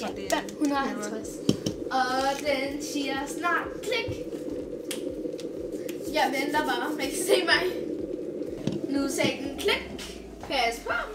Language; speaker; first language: Danish; early bilingual, other home language; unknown